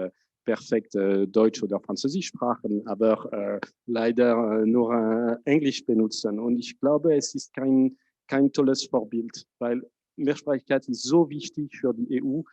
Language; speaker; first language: German; non-native, fluent; French